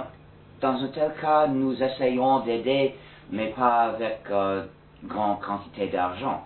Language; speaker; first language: French; non-native, fluent; English